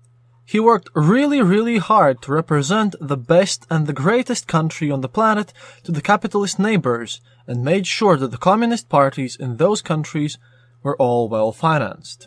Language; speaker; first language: English; non-native, fluent; Latvian